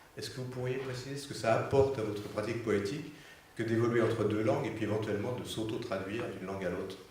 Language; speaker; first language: French; native; French